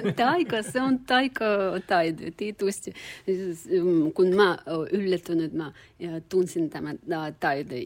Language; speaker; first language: Finnish; non-native, learner; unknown